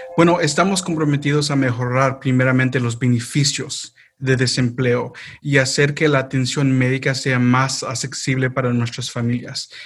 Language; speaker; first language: Spanish; early bilingual, heritage; Spanish